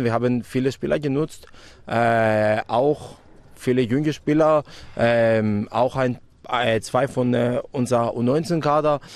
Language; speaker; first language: German; non-native, fluent; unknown